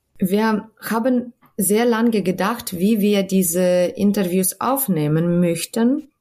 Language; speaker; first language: German; non-native, fluent; Ukrainian